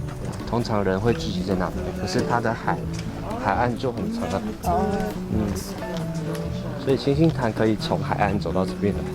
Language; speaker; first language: Chinese; native; Chinese